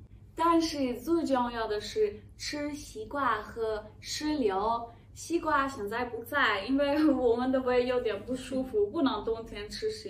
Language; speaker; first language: Chinese; non-native, fluent; Persian